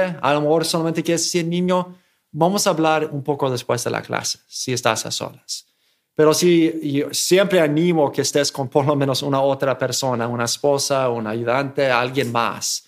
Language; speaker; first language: Spanish; non-native, fluent; English